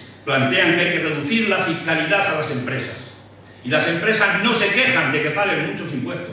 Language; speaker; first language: Spanish; native; Spanish